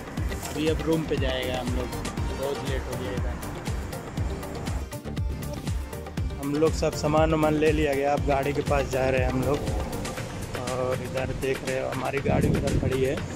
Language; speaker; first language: Hindi; non-native, local second language; Bhojpuri